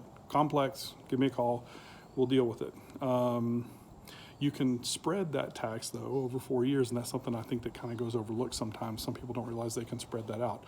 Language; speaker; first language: English; native; English